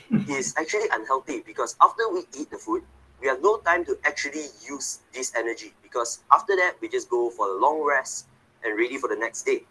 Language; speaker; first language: English; non-native, fluent; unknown